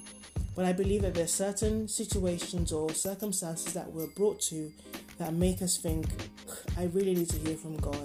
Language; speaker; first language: English; non-native, local second language; Yoruba